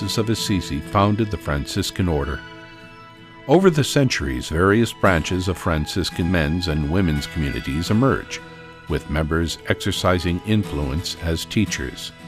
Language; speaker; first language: English; native; English